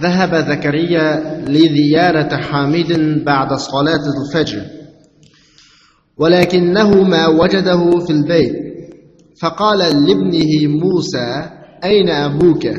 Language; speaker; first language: Arabic; non-native, fluent; Uzbek